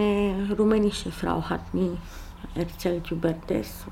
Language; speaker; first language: German; non-native, learner; Romanian